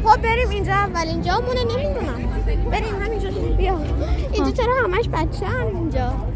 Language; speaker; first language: Persian; native; Persian